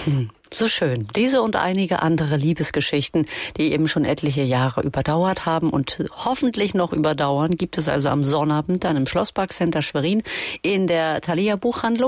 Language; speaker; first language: German; native; German